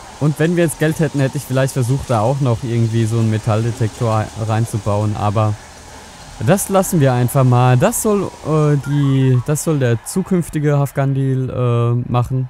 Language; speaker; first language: German; native; German